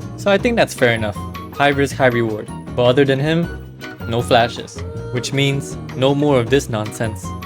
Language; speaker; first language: English; native; English